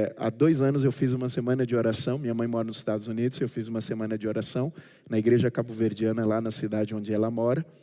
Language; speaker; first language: Portuguese; non-native, local second language; Kabuverdianu